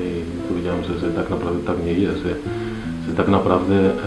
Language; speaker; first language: Polish; non-native, learner; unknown